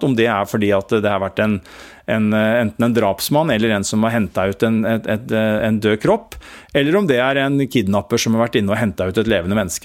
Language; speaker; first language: Norwegian; native; Norwegian